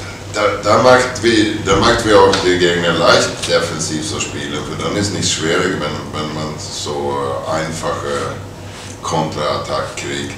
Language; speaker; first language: German; non-native, fluent; Swedish